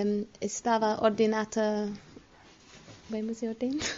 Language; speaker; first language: Italian; non-native, learner; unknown